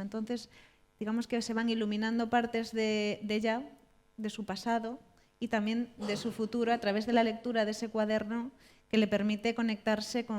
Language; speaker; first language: Spanish; native; Spanish